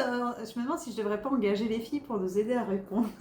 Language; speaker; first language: French; native; French